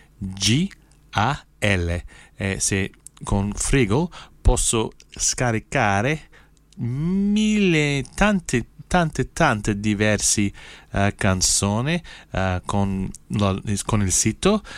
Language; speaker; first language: Italian; non-native, learner; English